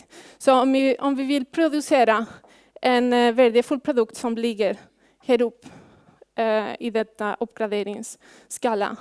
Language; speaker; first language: Swedish; non-native, fluent; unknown